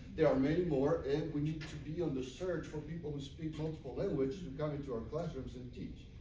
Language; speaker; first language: English; early bilingual, other home language; Spanish